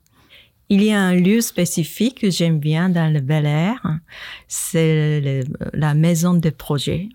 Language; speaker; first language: French; non-native, fluent; Japanese